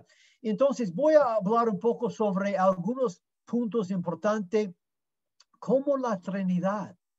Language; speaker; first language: Spanish; non-native, fluent; English